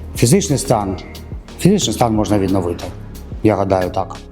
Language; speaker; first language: Ukrainian; non-native, local second language; Russian